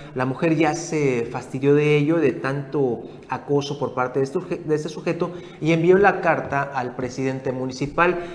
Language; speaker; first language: Spanish; native; Spanish